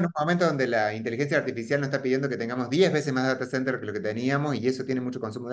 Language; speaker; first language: Spanish; native; Spanish